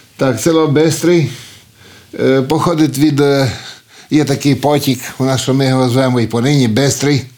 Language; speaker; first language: Ukrainian; early bilingual, heritage; Ukrainian